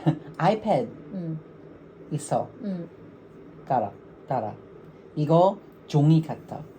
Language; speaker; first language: Korean; non-native, learner; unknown